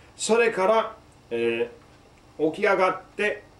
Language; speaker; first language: Japanese; non-native, fluent; English